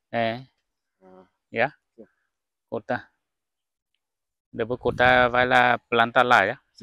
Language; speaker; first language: Portuguese; non-native, learner; Vietnamese